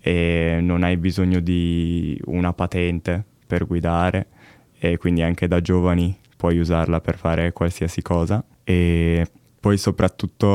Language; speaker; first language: English; non-native, learner; Italian